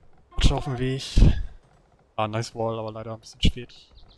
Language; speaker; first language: German; native; German